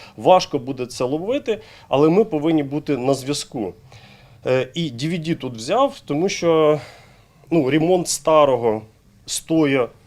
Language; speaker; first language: Ukrainian; native; Ukrainian